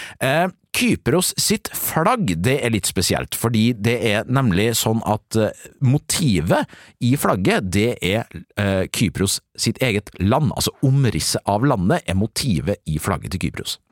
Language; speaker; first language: Norwegian; native; Norwegian